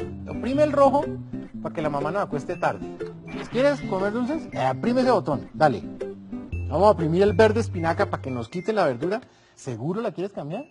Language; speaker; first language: Spanish; native; Spanish